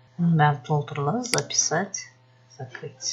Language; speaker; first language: Russian; non-native, local second language; Kazakh